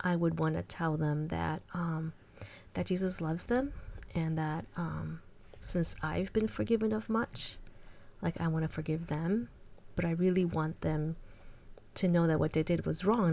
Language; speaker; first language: English; early bilingual, other home language; Chinese